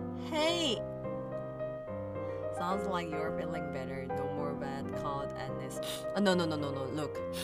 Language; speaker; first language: English; non-native, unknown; Korean